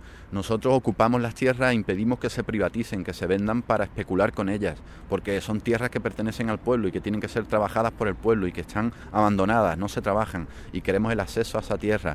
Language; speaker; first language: Spanish; native; Spanish